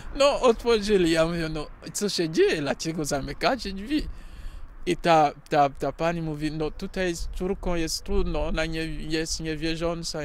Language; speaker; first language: Polish; non-native, learner; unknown